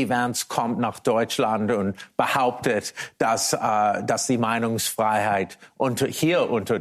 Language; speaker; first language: German; non-native, fluent; English